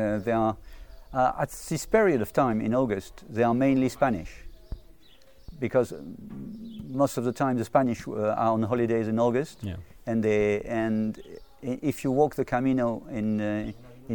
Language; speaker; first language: English; non-native, fluent; French